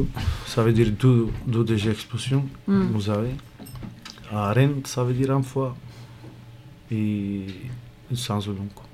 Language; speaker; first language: French; non-native, learner; Romany